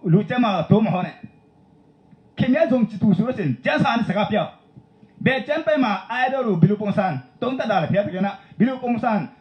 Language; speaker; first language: Burmese; non-native, local second language; Tedim Chin